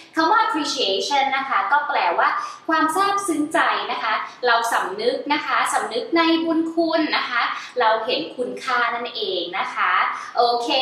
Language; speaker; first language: Thai; early bilingual, heritage; Thai